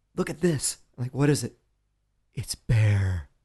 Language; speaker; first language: English; native; English